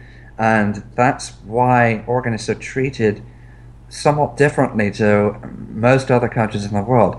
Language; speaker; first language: English; native; English